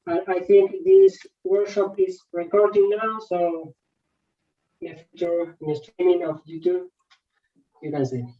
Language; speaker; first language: English; non-native, fluent; Spanish